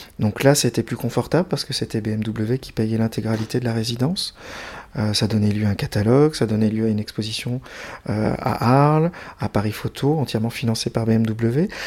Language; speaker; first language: French; native; French